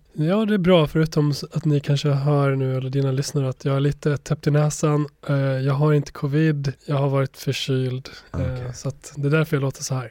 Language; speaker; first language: Swedish; early bilingual, other home language; Albanian